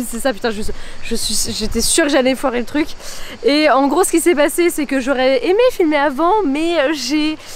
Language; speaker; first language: French; native; French